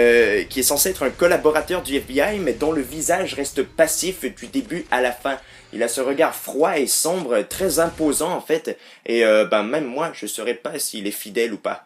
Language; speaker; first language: French; native; French